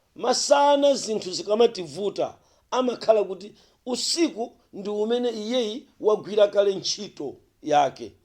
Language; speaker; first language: Nyanja; native; Nyanja